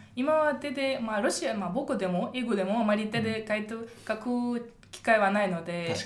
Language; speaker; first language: Japanese; non-native, fluent; Russian